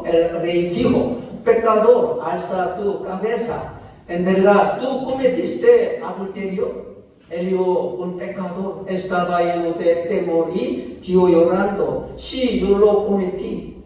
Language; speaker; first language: Spanish; non-native, fluent; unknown